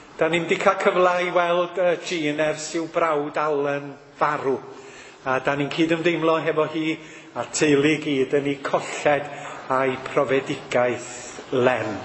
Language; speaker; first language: Welsh; native; Welsh